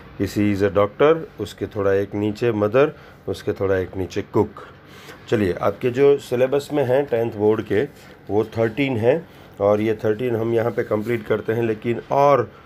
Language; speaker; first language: Hindi; non-native, local second language; Gujarati